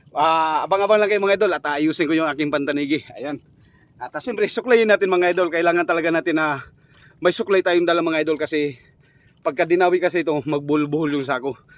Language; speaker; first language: Filipino; native; Filipino